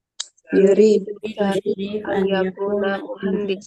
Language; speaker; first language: Arabic; non-native, learner; Indonesian